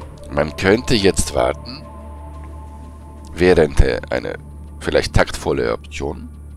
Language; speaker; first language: German; native; German